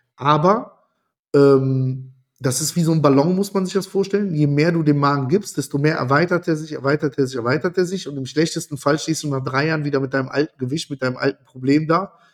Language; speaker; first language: German; early bilingual, other home language; Italian